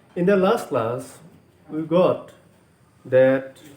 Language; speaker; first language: English; non-native, local second language; Assamese